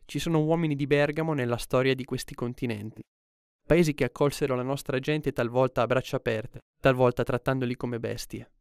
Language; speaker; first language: Italian; native; Italian